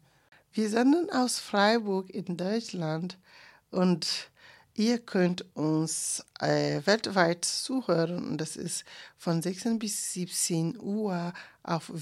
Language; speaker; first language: German; non-native, fluent; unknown